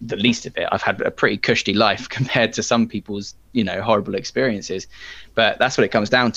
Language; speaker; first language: English; native; English